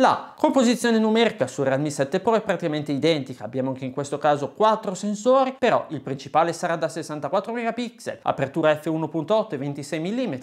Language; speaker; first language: Italian; native; Italian